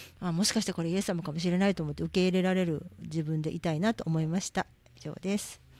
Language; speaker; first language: Japanese; native; Japanese